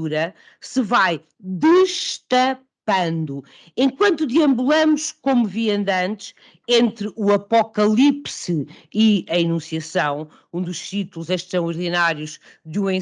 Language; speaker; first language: Portuguese; native; Portuguese